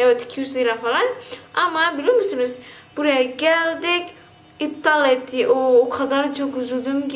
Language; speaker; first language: Turkish; non-native, learner; Indonesian